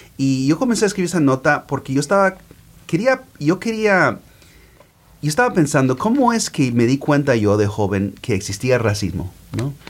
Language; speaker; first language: Spanish; early bilingual, heritage; Spanish